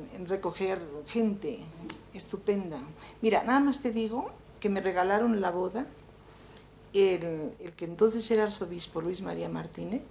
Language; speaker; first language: Spanish; native; Spanish